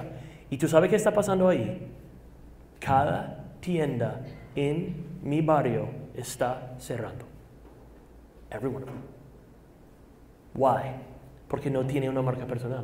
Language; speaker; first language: Spanish; non-native, fluent; English